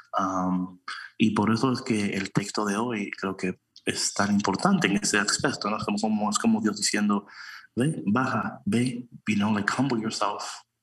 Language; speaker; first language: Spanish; early bilingual, heritage; Spanish